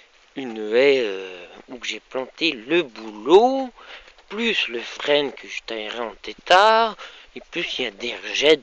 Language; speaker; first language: French; native; French